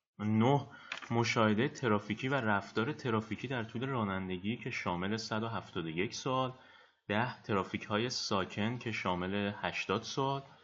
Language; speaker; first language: Persian; native; Persian